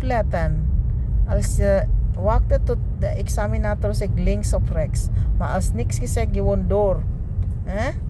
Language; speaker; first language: Dutch; non-native, learner; Filipino